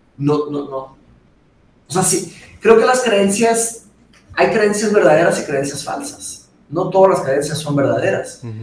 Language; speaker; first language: Spanish; early bilingual, other home language; Portuguese